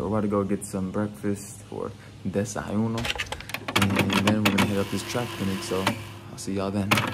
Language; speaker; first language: English; native; English